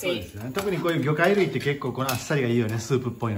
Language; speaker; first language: Japanese; native; Japanese